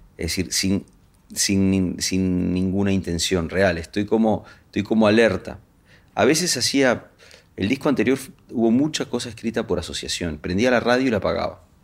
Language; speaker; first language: Spanish; native; Spanish